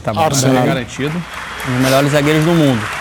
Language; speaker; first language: Portuguese; native; Portuguese